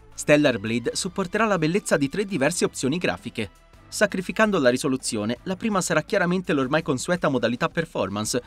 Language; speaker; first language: Italian; native; Italian